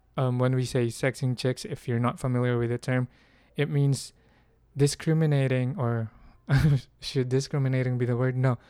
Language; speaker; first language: English; non-native, local second language; Filipino